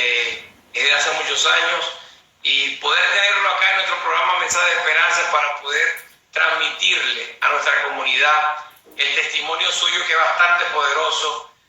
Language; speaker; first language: Spanish; native; Spanish